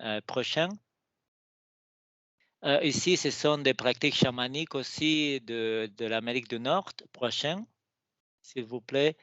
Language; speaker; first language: French; non-native, fluent; Spanish